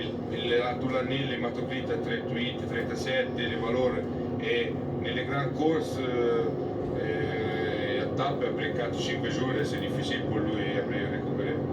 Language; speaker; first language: French; non-native, learner; Italian